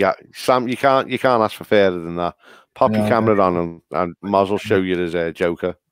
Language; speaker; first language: English; native; English